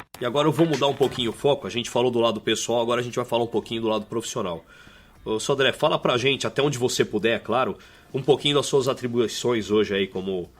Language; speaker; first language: Portuguese; native; Portuguese